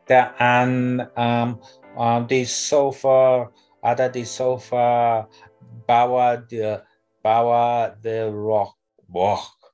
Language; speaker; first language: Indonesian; non-native, learner; English